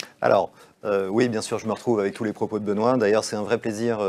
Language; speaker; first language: French; native; French